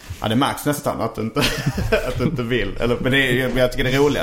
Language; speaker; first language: Swedish; native; Swedish